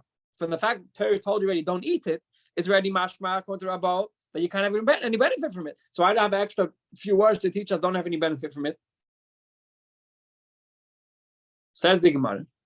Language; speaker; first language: English; non-native, fluent; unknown